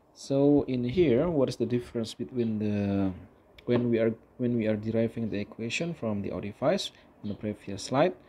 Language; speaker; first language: English; non-native, fluent; Indonesian